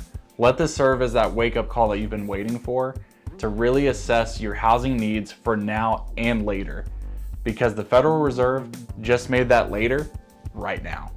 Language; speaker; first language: English; native; English